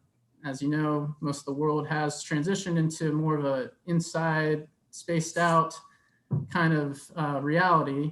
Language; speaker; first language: English; native; English